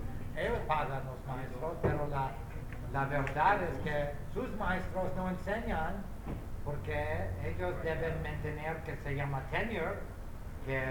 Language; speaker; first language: Spanish; non-native, fluent; English